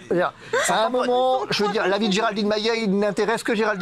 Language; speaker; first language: French; native; French